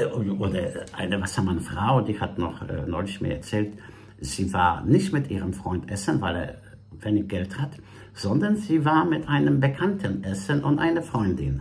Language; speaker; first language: German; non-native, fluent; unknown